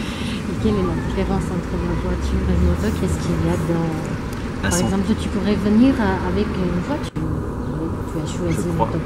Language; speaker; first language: French; non-native, fluent; Armenian